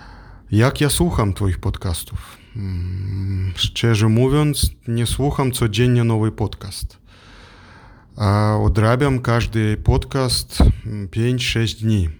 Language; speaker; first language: Polish; non-native, learner; German